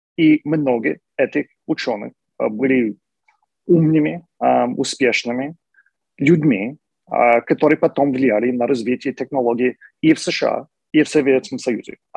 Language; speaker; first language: Russian; non-native, fluent; English